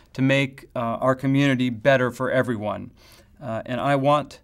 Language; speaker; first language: English; native; English